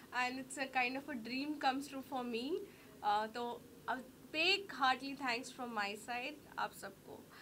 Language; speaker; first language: Hindi; native; Hindi